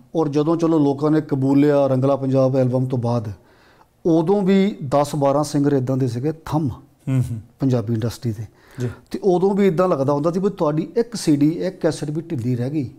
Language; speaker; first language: Punjabi; native; Punjabi